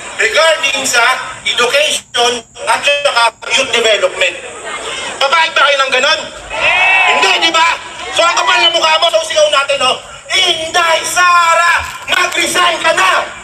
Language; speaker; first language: Filipino; non-native, local second language; Hiligaynon